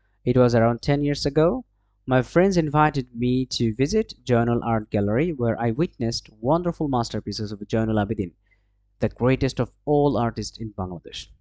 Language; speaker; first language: English; non-native, local second language; Bangla